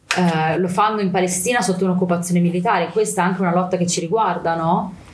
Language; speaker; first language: Italian; native; Italian